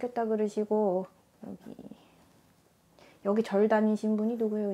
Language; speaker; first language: Korean; native; Korean